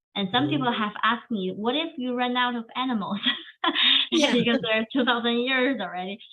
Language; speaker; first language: English; non-native, fluent; Chinese